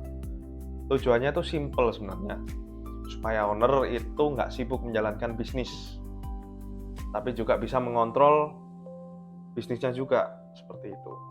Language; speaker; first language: Indonesian; native; Indonesian